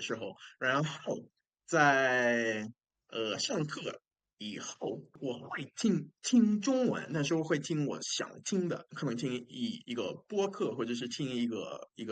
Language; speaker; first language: Chinese; non-native, fluent; English